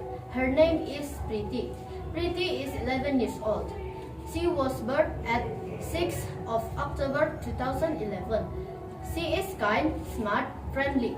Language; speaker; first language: English; non-native, learner; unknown